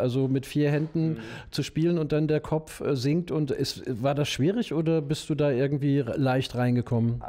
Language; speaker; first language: German; native; German